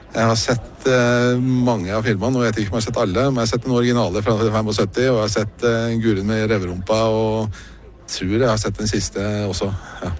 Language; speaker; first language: Norwegian; native; Norwegian